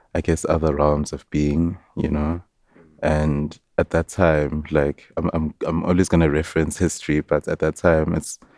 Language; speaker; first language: English; non-native, local second language; Zulu